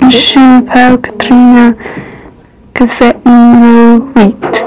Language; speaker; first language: French; non-native, learner; English